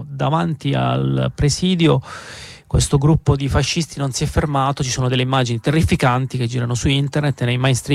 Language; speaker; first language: Italian; native; Italian